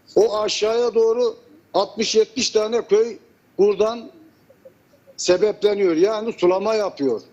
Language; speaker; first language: Turkish; native; Turkish